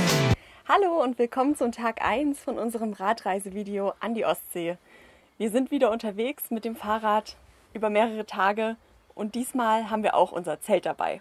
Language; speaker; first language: German; native; German